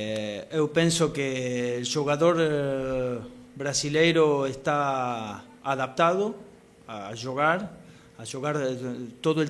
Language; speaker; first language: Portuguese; non-native, learner; Spanish